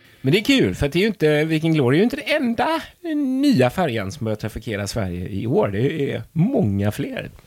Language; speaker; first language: Swedish; native; Swedish